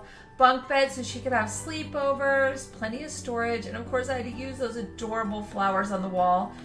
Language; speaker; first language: English; native; English